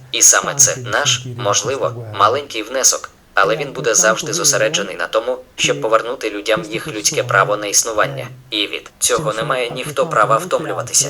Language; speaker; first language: Ukrainian; non-native, fluent; Italian